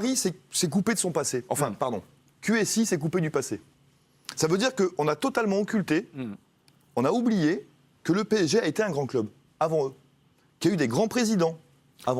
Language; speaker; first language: French; native; French